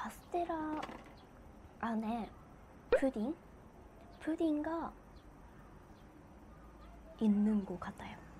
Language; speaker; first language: Korean; non-native, learner; Japanese